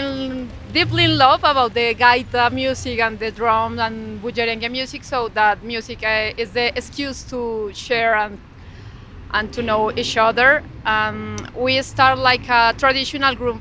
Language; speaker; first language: English; non-native, learner; Spanish